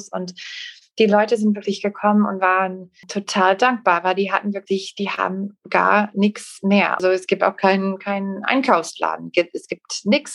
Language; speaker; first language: German; non-native, fluent; English